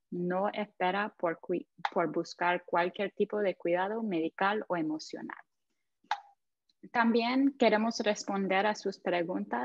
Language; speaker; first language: Spanish; non-native, fluent; English